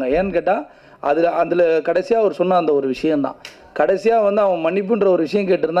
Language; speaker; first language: Tamil; native; Tamil